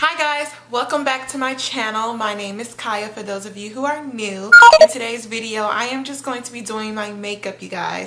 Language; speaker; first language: English; native; English